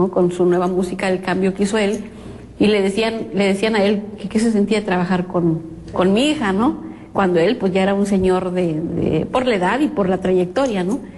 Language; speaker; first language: Spanish; native; Spanish